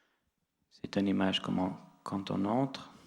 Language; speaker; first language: French; non-native, fluent; Portuguese